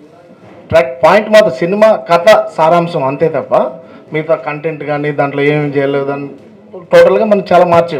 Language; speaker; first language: Telugu; native; Telugu